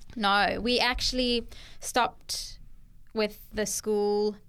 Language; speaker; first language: English; native; English